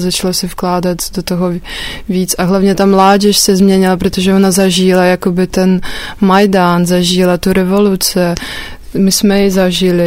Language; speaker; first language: Czech; non-native, fluent; Russian